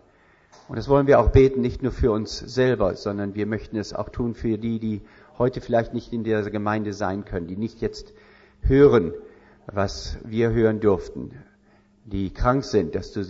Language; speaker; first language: German; native; German